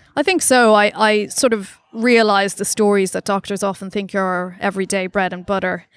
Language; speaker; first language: English; native; English